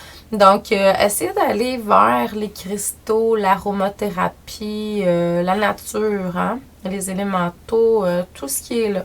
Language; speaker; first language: French; native; French